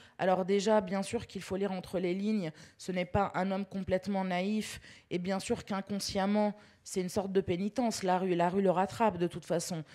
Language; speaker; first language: French; early bilingual, other home language; Arabic